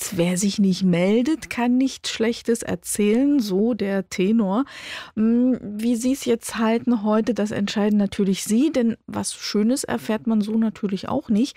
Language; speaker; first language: German; native; German